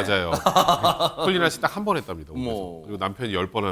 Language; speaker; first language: Korean; native; Korean